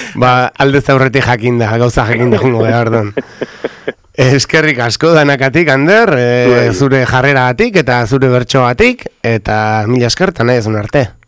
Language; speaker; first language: Basque; native; Basque